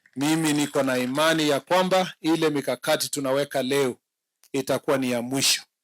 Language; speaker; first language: Swahili; non-native, local second language; Kalenjin